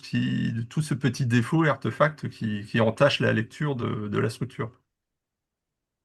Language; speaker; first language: French; native; French